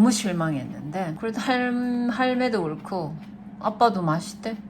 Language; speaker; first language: Korean; early bilingual, heritage; Japanese